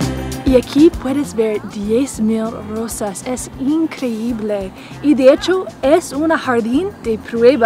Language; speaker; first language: Spanish; non-native, fluent; English